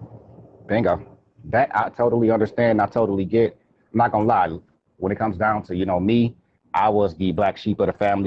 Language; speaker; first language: English; native; English